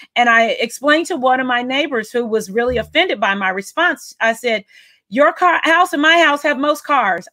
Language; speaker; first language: English; native; English